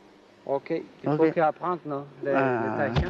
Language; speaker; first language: French; non-native, learner; Danish